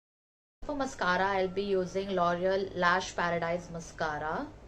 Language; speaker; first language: English; non-native, local second language; Hindi